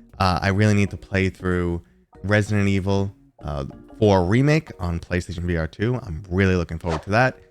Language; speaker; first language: English; native; English